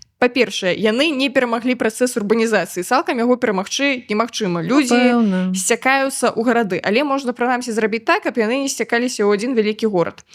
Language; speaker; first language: Belarusian; native; Belarusian